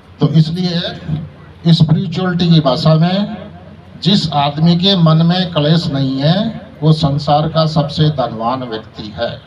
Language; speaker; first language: Hindi; native; Hindi